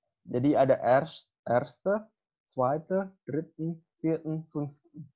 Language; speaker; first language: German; non-native, fluent; Indonesian